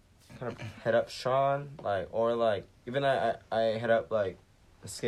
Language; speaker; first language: English; early bilingual, other home language; Japanese